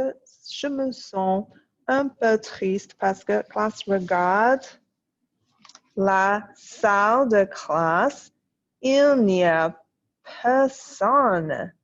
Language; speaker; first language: French; non-native, fluent; English